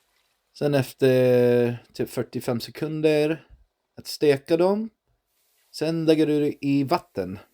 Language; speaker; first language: Swedish; non-native, learner; English